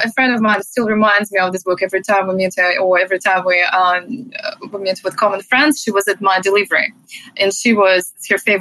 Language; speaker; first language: English; non-native, fluent; Russian